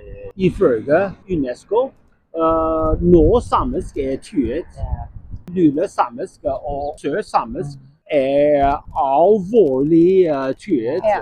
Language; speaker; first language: Norwegian; non-native, learner; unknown